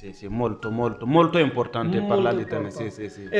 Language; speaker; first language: Italian; non-native, learner; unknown